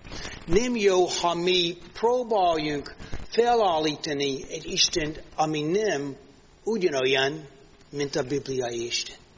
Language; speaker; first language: Hungarian; non-native, learner; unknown